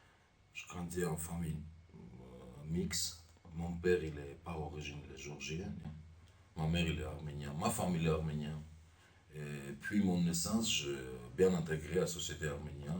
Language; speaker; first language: French; non-native, learner; Armenian